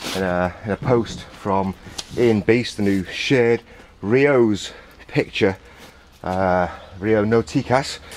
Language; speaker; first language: English; native; English